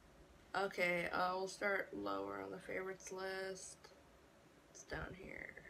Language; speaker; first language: English; native; English